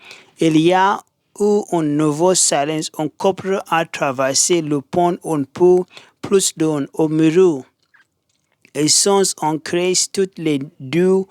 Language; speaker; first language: French; non-native, learner; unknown